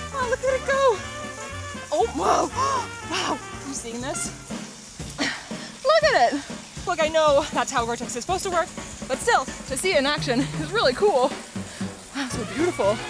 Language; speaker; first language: English; native; English